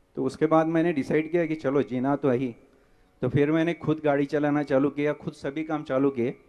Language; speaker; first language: Hindi; non-native, local second language; Marathi